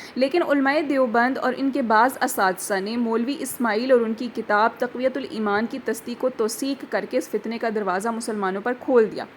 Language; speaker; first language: Urdu; native; Urdu